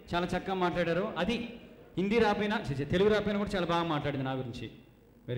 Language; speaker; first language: Telugu; native; Telugu